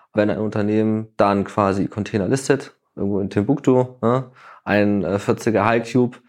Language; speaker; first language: German; native; German